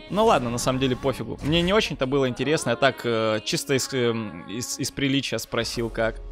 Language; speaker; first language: Russian; native; Russian